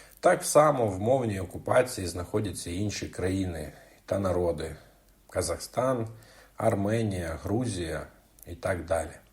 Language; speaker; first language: Ukrainian; non-native, local second language; Russian